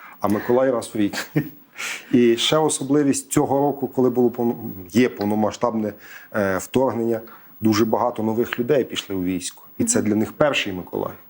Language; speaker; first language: Ukrainian; native; Ukrainian